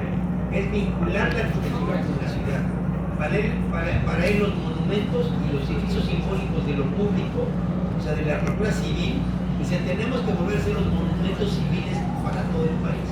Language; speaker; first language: Spanish; native; Spanish